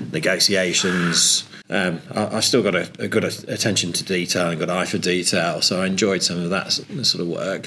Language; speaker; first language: English; native; English